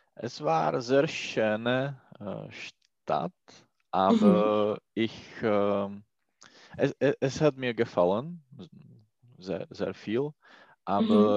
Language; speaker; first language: German; non-native, learner; Czech